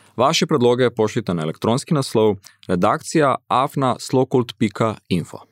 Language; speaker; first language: Slovenian; early bilingual, heritage; Slovenian